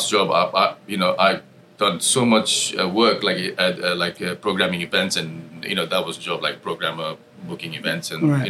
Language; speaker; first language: English; non-native, local second language; Nepali